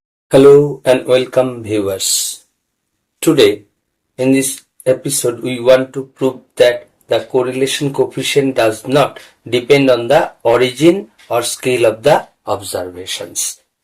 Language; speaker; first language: English; non-native, local second language; Bangla